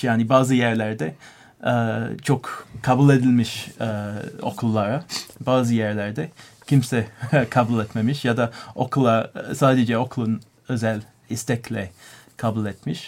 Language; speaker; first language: Turkish; non-native, learner; English